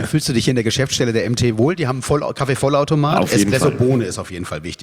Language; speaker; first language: German; native; German